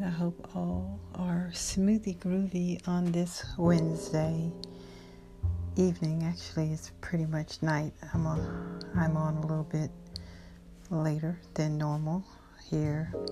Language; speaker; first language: English; native; English